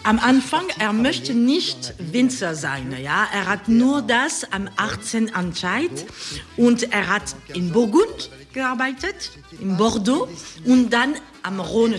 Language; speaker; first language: German; non-native, learner; French